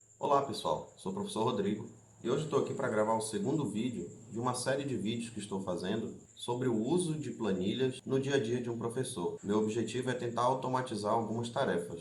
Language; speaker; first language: Portuguese; native; Portuguese